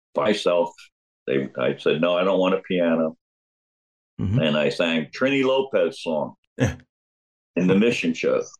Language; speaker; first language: English; native; English